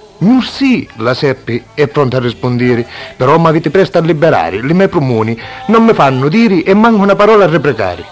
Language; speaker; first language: Italian; native; Italian